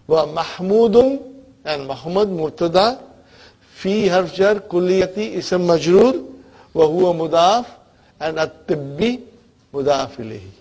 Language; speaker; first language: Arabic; non-native, fluent; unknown